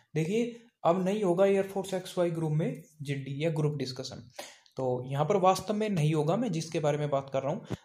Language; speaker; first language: Hindi; native; Hindi